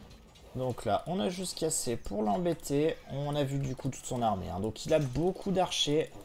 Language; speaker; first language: French; native; French